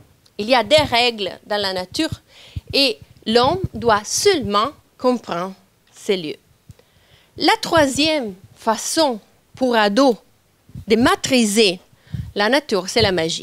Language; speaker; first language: French; non-native, fluent; Italian